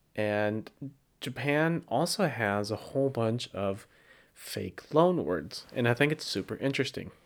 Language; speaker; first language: English; native; English